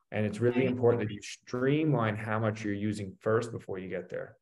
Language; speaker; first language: English; native; English